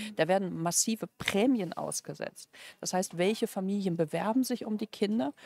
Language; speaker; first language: German; native; German